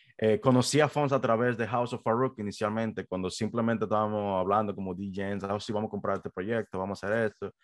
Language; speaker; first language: Spanish; native; Spanish